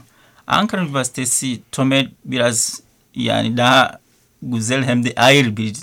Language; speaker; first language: Turkish; non-native, learner; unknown